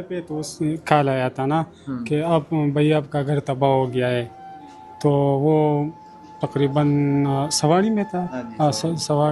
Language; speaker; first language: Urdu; non-native, local second language; Pashto